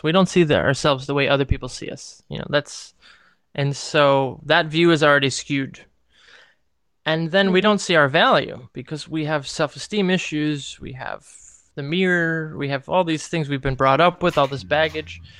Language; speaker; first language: English; native; English